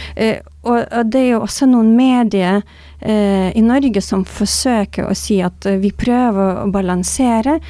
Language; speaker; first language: Norwegian; non-native, fluent; Ukrainian